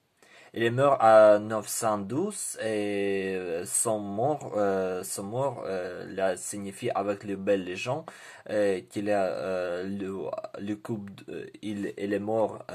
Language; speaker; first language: French; non-native, learner; Ukrainian